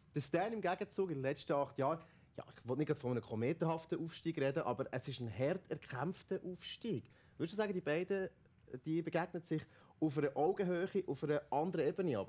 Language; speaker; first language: German; native; German